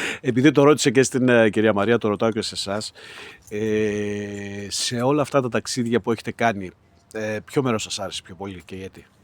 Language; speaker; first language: Greek; native; Greek